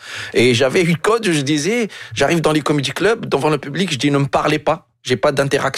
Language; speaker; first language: French; non-native, local second language; Arabic